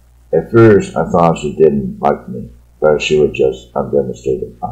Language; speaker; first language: English; non-native, fluent; Chinese